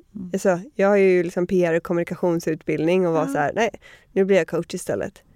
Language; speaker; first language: Swedish; early bilingual, heritage; Swedish